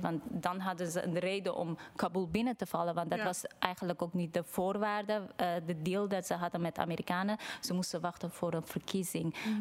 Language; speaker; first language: Dutch; non-native, fluent; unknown